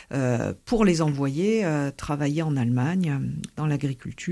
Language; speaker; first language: French; native; French